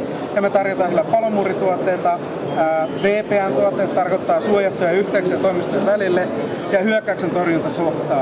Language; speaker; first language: Finnish; native; Finnish